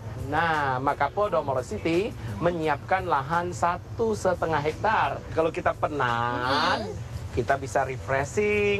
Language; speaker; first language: Indonesian; native; Indonesian